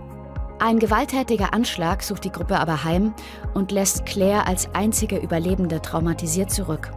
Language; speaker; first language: German; native; German